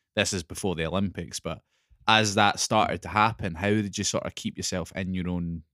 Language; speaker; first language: English; native; English